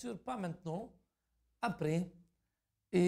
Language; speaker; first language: French; non-native, fluent; Arabic